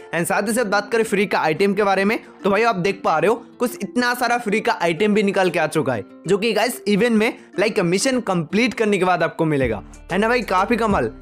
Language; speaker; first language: Hindi; non-native, local second language; Bangla